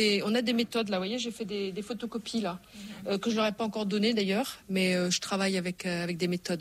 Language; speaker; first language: French; native; French